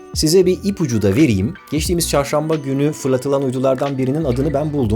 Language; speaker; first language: Turkish; native; Turkish